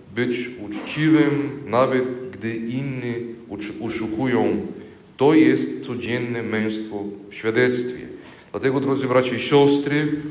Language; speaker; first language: Polish; non-native, fluent; Bulgarian